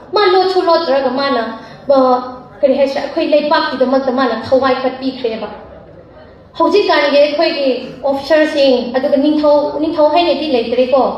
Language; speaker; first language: Manipuri; native; Manipuri